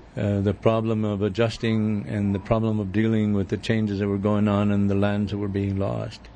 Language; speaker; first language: English; early bilingual, other home language; Spanish